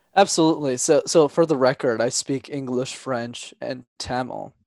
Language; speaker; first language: English; non-native, fluent; Tamil